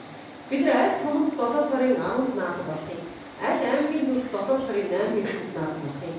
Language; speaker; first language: Mongolian; native; Mongolian